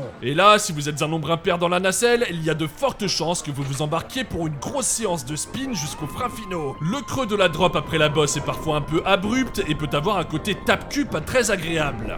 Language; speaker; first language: French; native; French